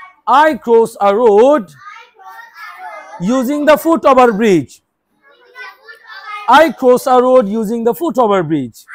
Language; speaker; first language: English; non-native, learner; Bangla